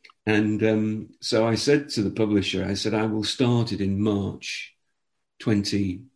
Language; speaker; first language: English; native; English